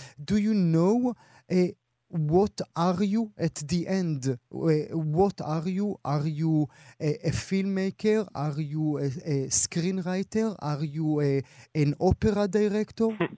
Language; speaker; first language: English; non-native, fluent; Hebrew